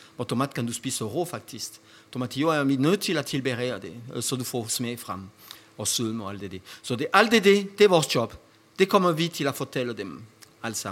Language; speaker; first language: Danish; non-native, fluent; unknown